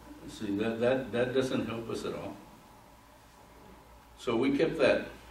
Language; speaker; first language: English; early bilingual, other home language; Spanish